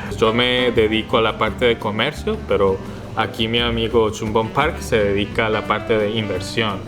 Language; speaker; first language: Spanish; early bilingual, other home language; Korean